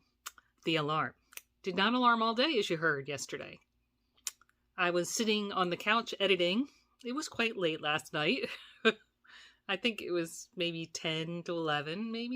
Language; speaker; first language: English; native; English